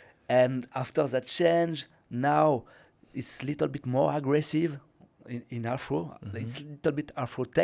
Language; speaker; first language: English; non-native, learner; French